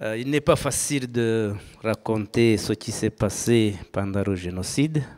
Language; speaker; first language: French; non-native, local second language; Kinyarwanda